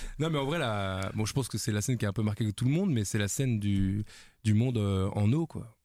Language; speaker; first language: French; native; French